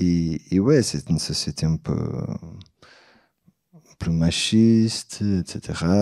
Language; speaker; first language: French; non-native, fluent; Portuguese